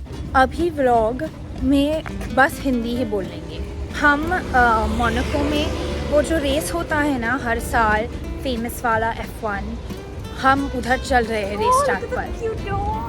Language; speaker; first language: Hindi; non-native, local second language; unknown